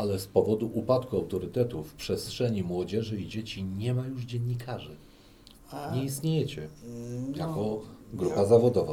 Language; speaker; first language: Polish; native; Polish